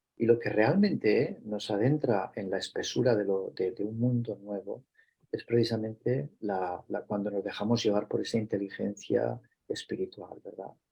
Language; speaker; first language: Spanish; native; Spanish